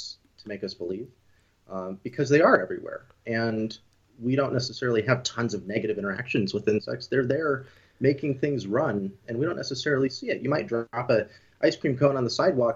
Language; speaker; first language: English; native; English